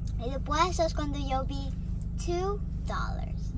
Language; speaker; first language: Spanish; early bilingual, heritage; Spanish